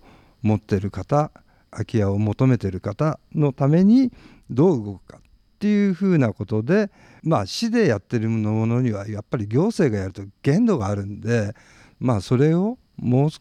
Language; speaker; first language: Japanese; native; Japanese